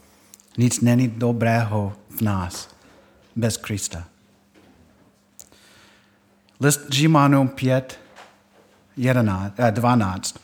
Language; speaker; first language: Czech; non-native, fluent; English